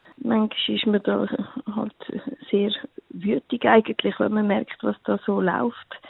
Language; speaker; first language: German; native; German